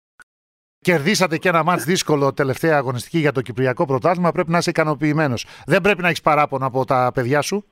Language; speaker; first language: Greek; native; Greek